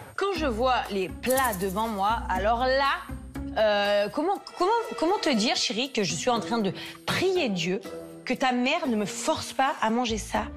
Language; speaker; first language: French; native; French